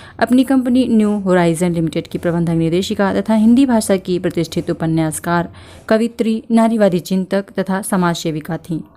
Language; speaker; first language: Hindi; native; Hindi